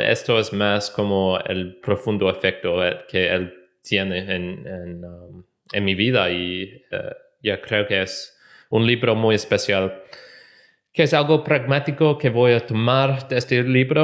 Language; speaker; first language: Spanish; non-native, learner; English